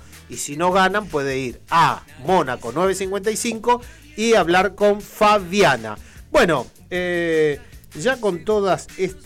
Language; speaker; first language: Spanish; native; Spanish